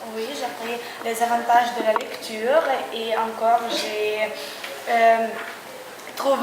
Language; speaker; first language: French; non-native, learner; Ukrainian